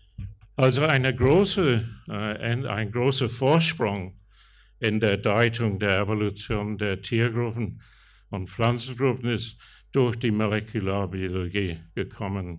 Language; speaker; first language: German; non-native, fluent; English